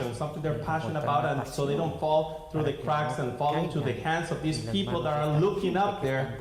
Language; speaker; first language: English; non-native, fluent; Spanish